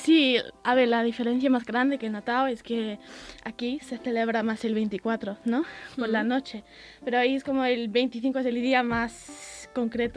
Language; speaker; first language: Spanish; early bilingual, heritage; English